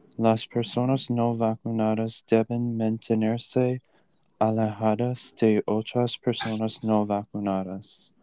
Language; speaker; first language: Spanish; non-native, learner; English